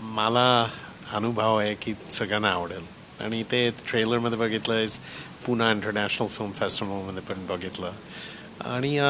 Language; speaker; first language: Marathi; early bilingual, heritage; Marathi